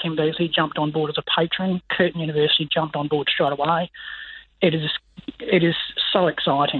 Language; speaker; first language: English; native; English